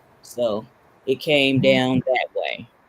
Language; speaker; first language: English; native; English